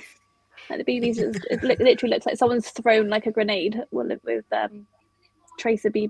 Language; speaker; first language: English; native; English